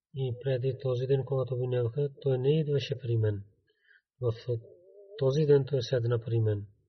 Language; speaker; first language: Bulgarian; non-native, learner; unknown